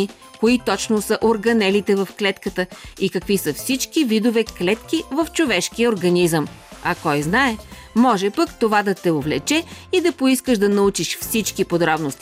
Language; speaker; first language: Bulgarian; native; Bulgarian